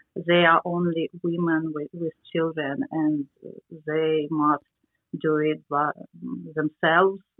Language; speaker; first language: English; non-native, learner; Russian